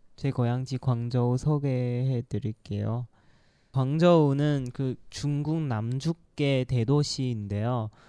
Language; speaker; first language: Korean; non-native, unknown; Chinese